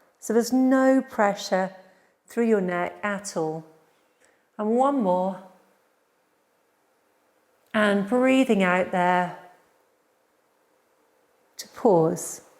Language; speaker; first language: English; native; English